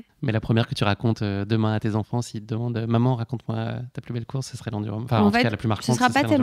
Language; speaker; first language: French; native; French